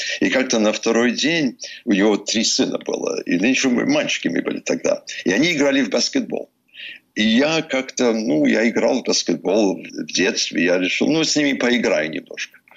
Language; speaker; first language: Russian; early bilingual, heritage; Russian